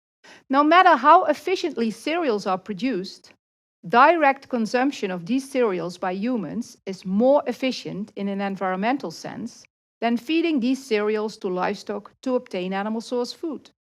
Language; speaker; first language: English; non-native, fluent; Dutch